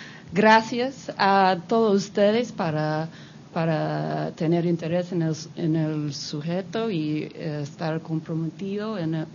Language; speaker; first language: Spanish; non-native, learner; English